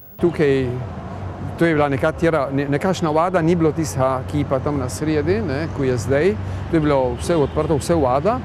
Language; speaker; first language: Slovenian; early bilingual, heritage; Slovenian